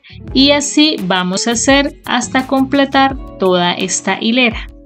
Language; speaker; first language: Spanish; native; Spanish